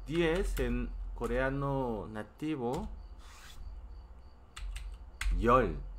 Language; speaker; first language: Spanish; non-native, fluent; Korean